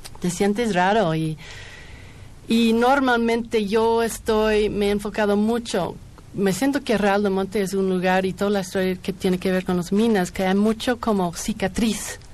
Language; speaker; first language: Spanish; non-native, learner; English